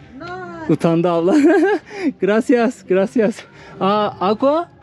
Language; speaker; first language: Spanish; non-native, learner; Turkish